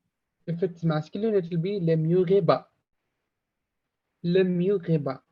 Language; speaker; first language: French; non-native, learner; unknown